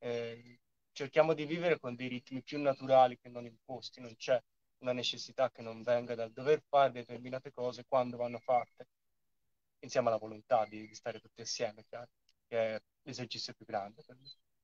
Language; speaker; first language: Italian; native; Italian